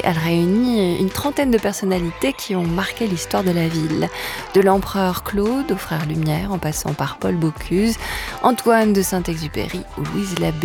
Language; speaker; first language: French; native; French